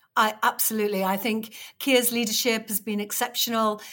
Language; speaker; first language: English; native; English